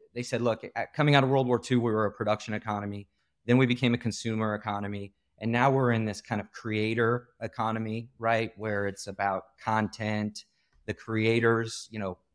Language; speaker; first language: English; native; English